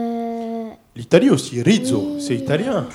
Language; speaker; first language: French; native; French